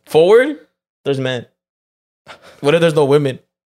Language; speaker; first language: English; early bilingual, other home language; Spanish